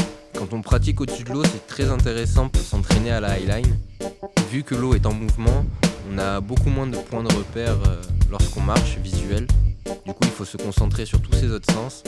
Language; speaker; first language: French; native; French